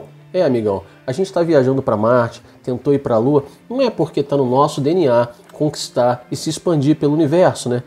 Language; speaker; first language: Portuguese; native; Portuguese